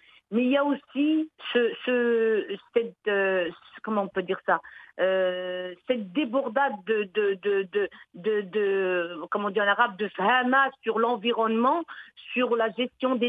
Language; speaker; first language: French; early bilingual, other home language; Arabic